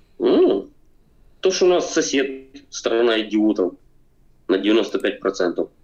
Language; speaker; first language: Russian; native; Russian